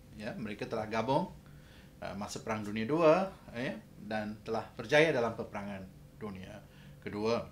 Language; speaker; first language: Malay; non-native, local second language; Tamil